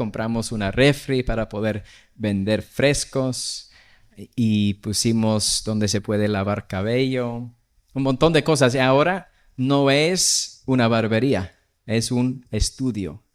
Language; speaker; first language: Spanish; non-native, fluent; English